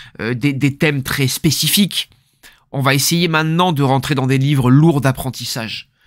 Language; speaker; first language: French; native; French